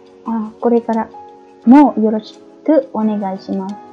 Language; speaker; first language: Japanese; non-native, fluent; Khmer